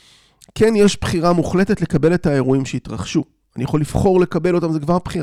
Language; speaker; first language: Hebrew; native; Hebrew